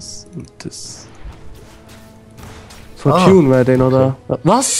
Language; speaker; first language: German; native; German